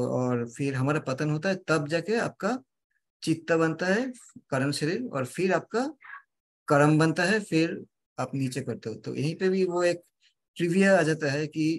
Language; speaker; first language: Hindi; non-native, local second language; Bangla